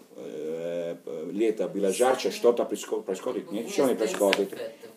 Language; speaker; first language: Russian; non-native, fluent; Italian